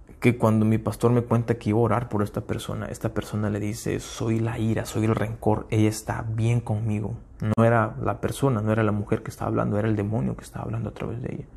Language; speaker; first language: Spanish; early bilingual, heritage; Spanish